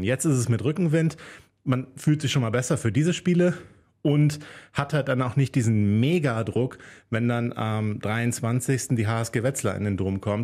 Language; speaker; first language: German; native; German